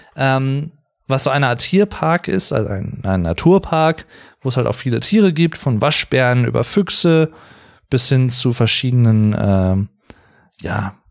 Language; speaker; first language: German; native; German